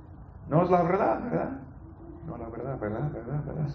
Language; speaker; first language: Spanish; non-native, fluent; English